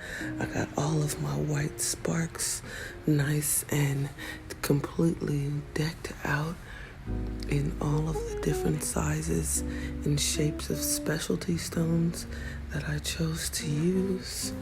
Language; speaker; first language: English; native; English